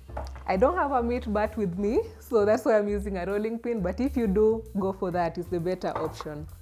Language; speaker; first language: English; non-native, local second language; Swahili